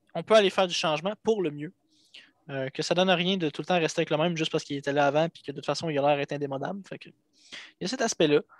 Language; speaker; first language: French; native; French